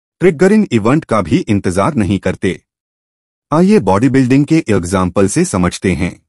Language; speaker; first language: Hindi; native; Hindi